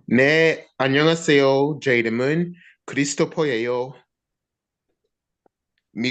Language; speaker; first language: Korean; non-native, learner; English